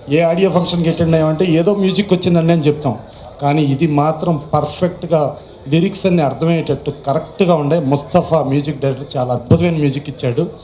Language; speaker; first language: Telugu; native; Telugu